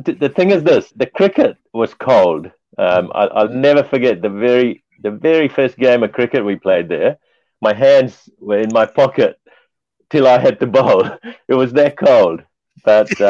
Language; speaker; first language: English; non-native, local second language; Tamil